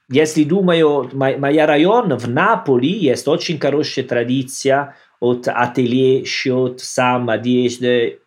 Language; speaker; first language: Russian; non-native, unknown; Italian